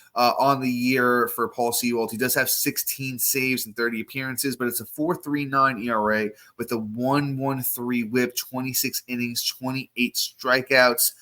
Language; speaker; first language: English; native; English